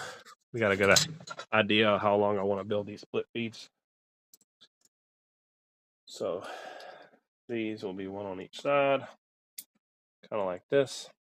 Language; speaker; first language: English; native; English